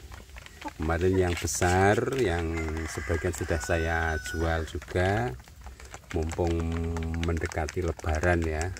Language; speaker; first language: Indonesian; native; Indonesian